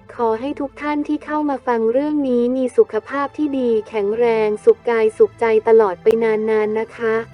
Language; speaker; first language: Thai; native; Thai